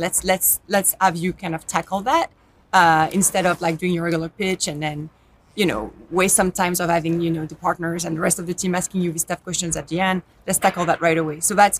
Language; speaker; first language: English; non-native, fluent; French